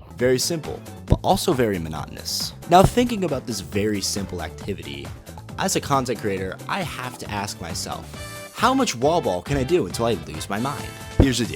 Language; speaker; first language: English; native; English